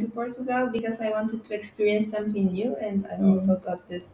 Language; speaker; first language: English; non-native, fluent; Polish